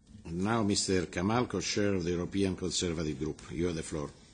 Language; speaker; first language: English; non-native, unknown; Italian